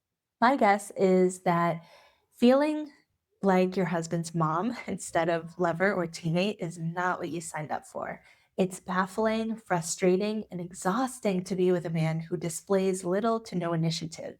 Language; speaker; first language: English; native; English